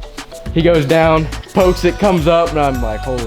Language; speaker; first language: English; native; English